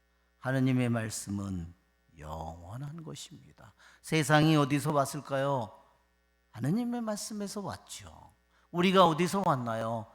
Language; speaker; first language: Korean; native; Korean